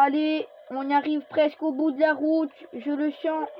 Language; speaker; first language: French; native; French